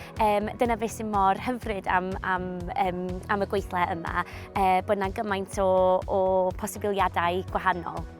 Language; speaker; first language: Welsh; non-native, fluent; English